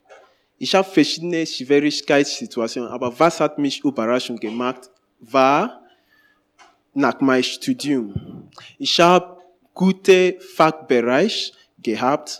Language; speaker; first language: German; non-native, learner; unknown